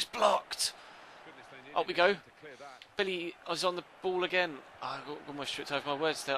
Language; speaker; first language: English; native; English